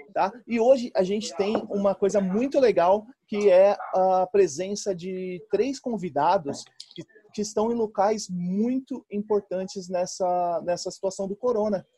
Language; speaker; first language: Portuguese; native; Portuguese